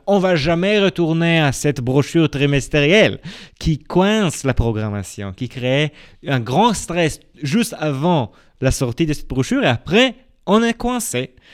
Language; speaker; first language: French; non-native, fluent; Hebrew